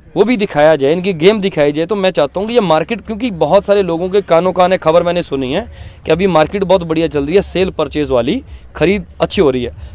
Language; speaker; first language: Hindi; native; Hindi